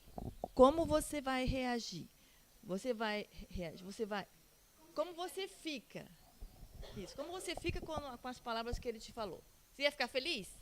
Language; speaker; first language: Portuguese; non-native, learner; Spanish